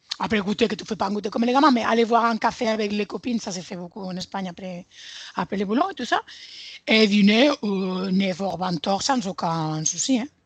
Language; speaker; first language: French; non-native, fluent; Spanish